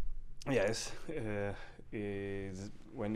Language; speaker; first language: English; non-native, learner; Portuguese